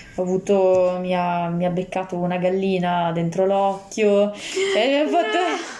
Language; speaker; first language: Italian; non-native, fluent; Russian